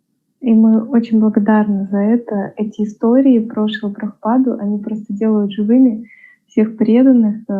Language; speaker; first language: Russian; native; Russian